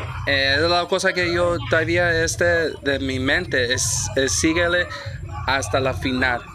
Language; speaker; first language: Spanish; early bilingual, heritage; English